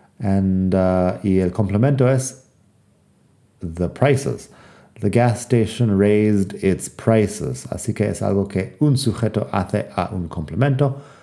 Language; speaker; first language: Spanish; non-native, fluent; English